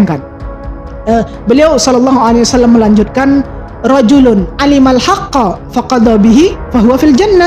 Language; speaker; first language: Indonesian; native; Indonesian